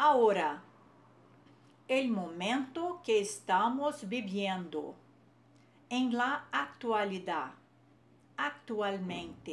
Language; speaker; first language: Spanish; non-native, fluent; Portuguese